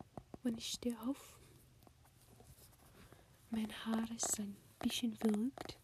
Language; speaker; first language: German; non-native, learner; English